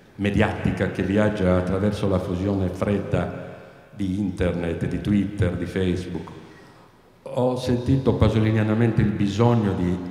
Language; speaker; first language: Italian; native; Italian